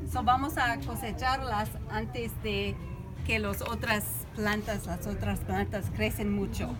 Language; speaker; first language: Spanish; non-native, fluent; English